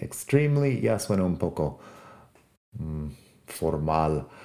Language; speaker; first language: Spanish; non-native, fluent; English